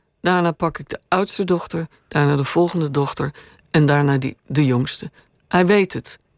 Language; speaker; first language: Dutch; native; Dutch